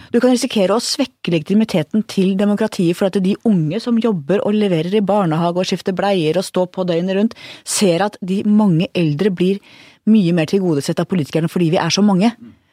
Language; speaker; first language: Norwegian; native; Norwegian